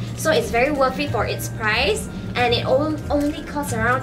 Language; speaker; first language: English; non-native, local second language; Chinese